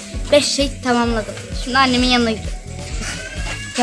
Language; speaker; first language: Turkish; early bilingual, heritage; Turkish